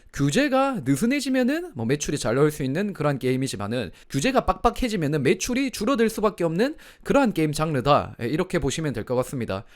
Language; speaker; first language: Korean; native; Korean